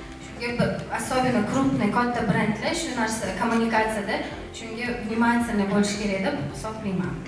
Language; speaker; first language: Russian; non-native, local second language; Uzbek